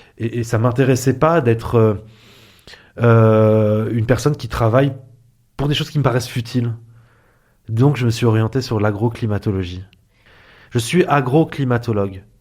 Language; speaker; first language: French; early bilingual, other home language; Arabic